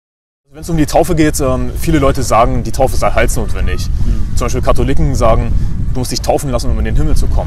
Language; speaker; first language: German; native; German